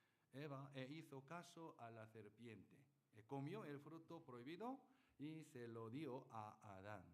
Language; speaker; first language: Spanish; non-native, learner; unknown